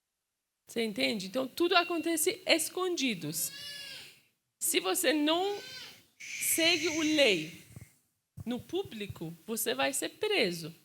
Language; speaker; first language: Portuguese; non-native, fluent; Persian